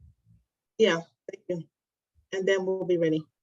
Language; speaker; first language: English; native; English